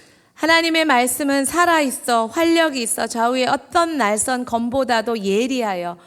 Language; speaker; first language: Korean; native; Korean